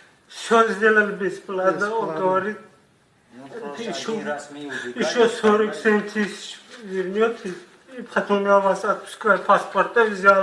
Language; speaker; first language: Russian; non-native, learner; Tajik